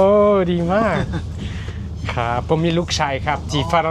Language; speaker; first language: Thai; non-native, learner; French